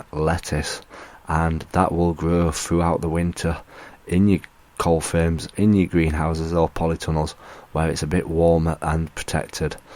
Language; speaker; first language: English; native; English